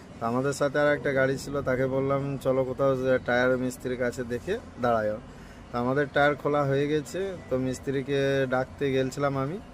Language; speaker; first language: Bangla; non-native, local second language; Santali